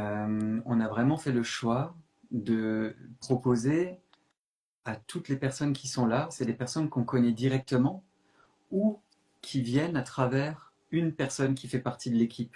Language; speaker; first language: French; native; French